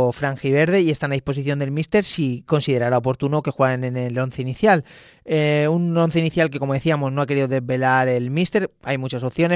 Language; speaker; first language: Spanish; native; Spanish